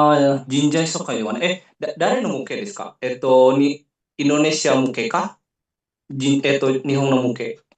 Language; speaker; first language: Japanese; non-native, fluent; Indonesian